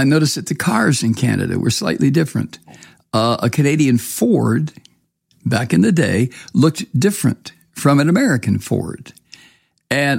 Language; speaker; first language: English; native; English